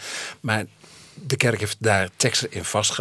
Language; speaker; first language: Dutch; native; Dutch